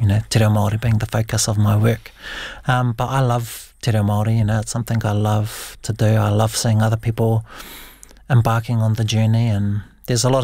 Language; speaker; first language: English; non-native, local second language; Māori